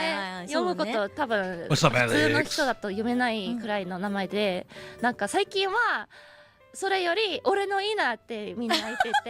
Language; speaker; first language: Japanese; non-native, fluent; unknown